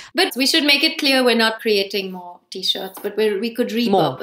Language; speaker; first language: English; non-native, local second language; Hindi